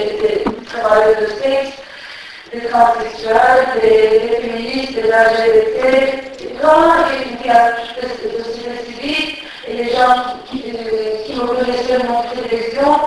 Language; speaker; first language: French; non-native, fluent; Turkish